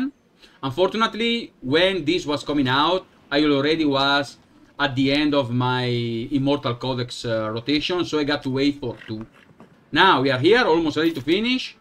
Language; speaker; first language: English; non-native, fluent; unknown